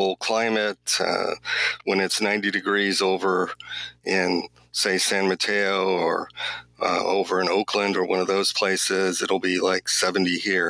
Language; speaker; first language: English; native; English